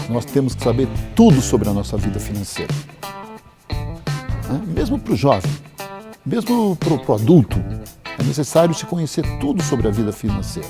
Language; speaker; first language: Portuguese; native; Portuguese